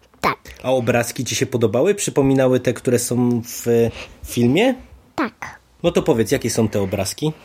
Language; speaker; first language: Polish; native; Polish